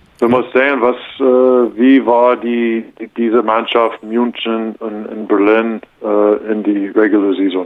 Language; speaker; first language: German; non-native, learner; English